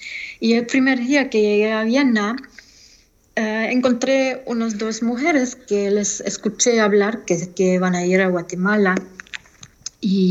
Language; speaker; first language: Spanish; non-native, fluent; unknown